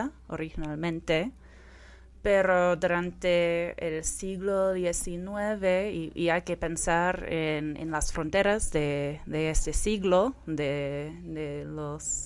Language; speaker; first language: Spanish; non-native, fluent; English